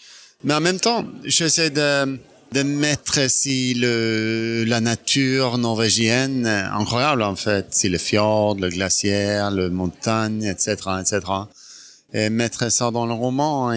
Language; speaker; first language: French; non-native, fluent; Norwegian